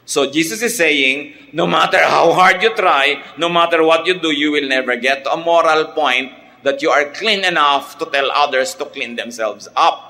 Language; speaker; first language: English; non-native, local second language; Filipino